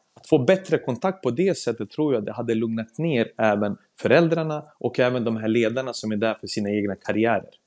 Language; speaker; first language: Swedish; early bilingual, other home language; Serbian